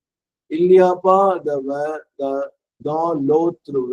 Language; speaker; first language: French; non-native, fluent; Tamil